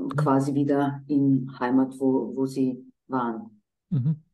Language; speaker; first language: German; non-native, fluent; Croatian